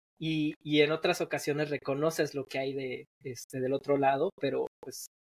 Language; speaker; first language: Spanish; native; Spanish